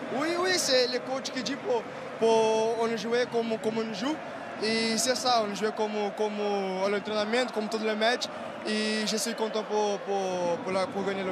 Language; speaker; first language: French; non-native, learner; Portuguese